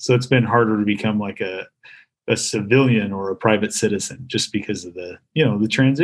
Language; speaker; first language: English; native; English